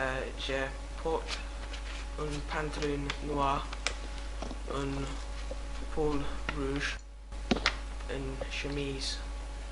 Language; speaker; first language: French; non-native, learner; English